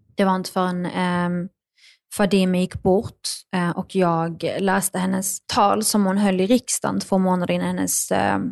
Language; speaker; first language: Swedish; early bilingual, other home language; Arabic